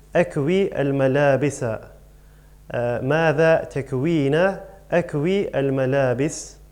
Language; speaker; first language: Arabic; non-native, fluent; English